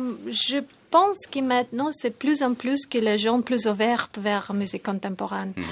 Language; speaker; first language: French; non-native, fluent; Tajik